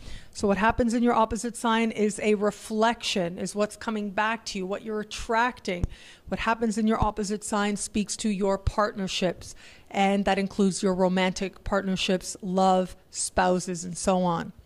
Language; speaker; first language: English; native; English